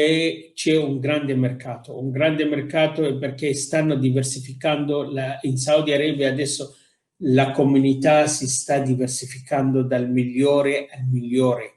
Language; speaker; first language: Italian; non-native, fluent; Arabic